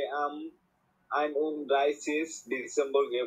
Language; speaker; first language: German; non-native, learner; Bangla